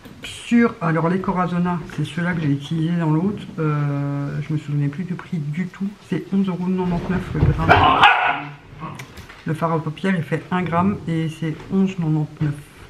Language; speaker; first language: French; native; French